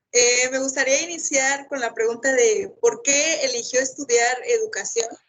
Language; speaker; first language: Spanish; native; Spanish